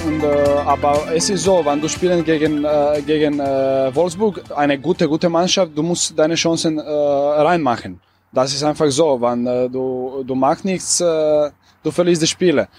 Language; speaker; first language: German; non-native, learner; Croatian